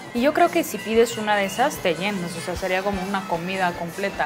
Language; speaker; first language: Spanish; non-native, fluent; Ukrainian